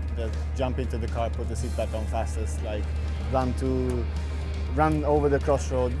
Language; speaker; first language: English; non-native, fluent; Swedish